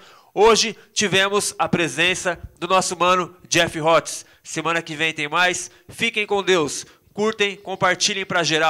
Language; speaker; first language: Portuguese; native; Portuguese